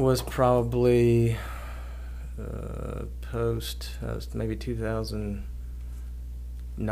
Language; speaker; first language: English; native; English